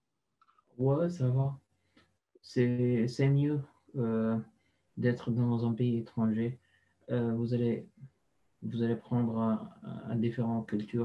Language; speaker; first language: French; non-native, fluent; Arabic